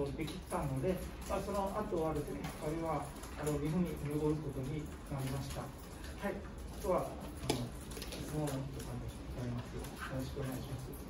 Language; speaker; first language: Japanese; non-native, fluent; Burmese